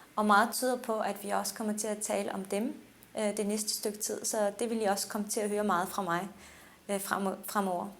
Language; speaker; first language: Danish; early bilingual, other home language; Turkish